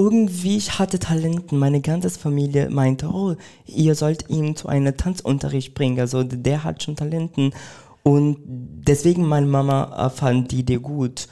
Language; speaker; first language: German; non-native, fluent; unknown